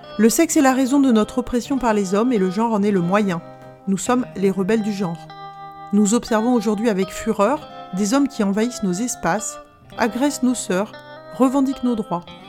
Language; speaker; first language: French; native; French